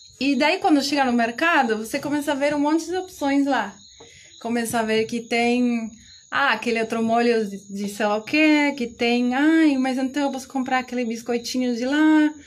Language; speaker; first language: Portuguese; non-native, fluent; Spanish